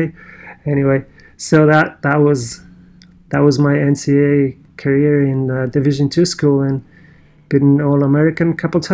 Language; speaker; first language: English; non-native, fluent; Polish